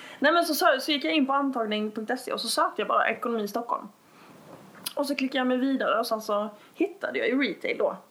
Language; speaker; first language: Swedish; native; Swedish